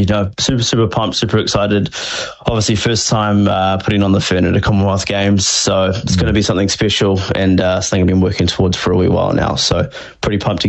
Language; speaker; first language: English; native; English